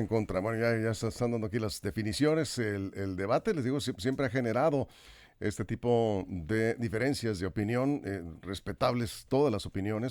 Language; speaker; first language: Spanish; native; Spanish